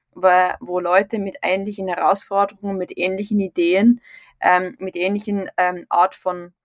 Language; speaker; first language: German; native; German